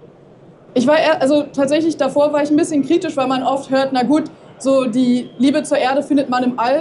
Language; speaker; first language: German; native; German